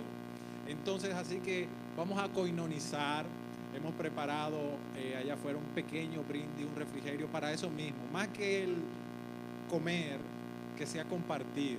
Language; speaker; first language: Spanish; native; Spanish